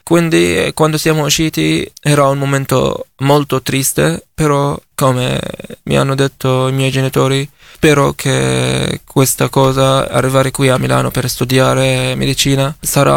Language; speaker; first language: Italian; non-native, fluent; Arabic